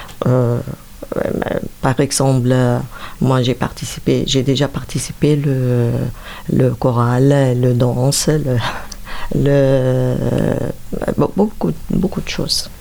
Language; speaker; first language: French; non-native, learner; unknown